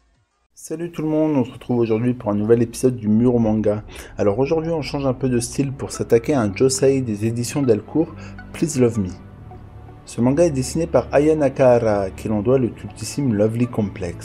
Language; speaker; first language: French; native; French